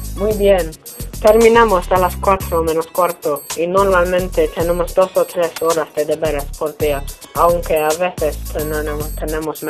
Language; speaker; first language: Spanish; non-native, learner; English